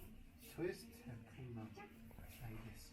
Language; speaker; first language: English; non-native, learner; Spanish